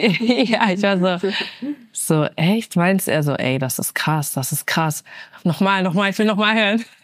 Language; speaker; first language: German; native; German